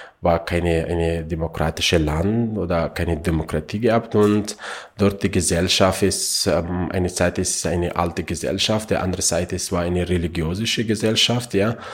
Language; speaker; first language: German; non-native, learner; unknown